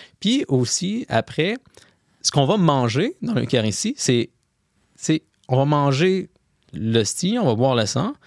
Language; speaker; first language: French; native; French